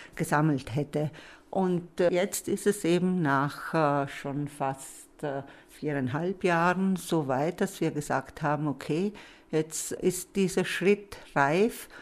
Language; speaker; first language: German; non-native, local second language; Italian